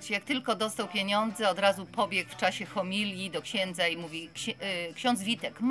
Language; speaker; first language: Polish; native; Polish